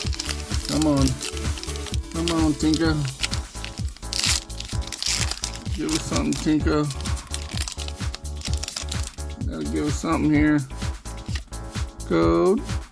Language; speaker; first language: English; native; English